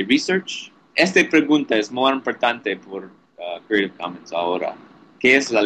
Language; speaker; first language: Spanish; non-native, learner; English